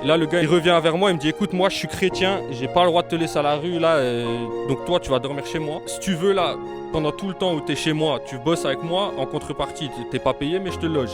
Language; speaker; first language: French; native; French